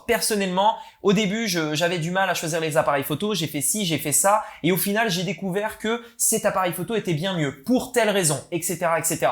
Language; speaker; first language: French; native; French